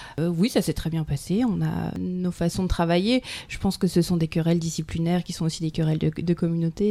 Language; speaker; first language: French; native; French